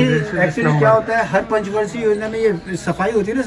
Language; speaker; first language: Hindi; native; Hindi